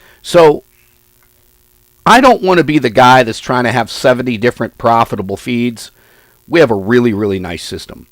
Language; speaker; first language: English; native; English